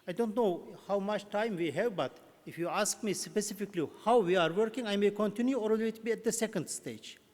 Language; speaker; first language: English; non-native, fluent; Turkish